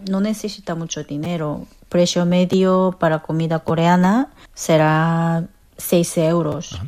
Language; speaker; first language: Spanish; non-native, fluent; Korean